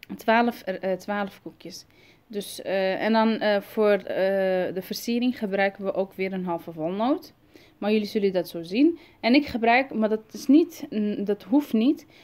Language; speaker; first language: Dutch; early bilingual, other home language; Arabic